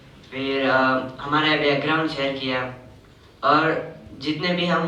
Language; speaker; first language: Hindi; native; Hindi